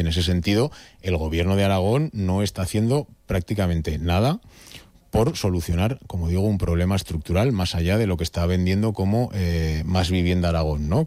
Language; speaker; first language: Spanish; native; Spanish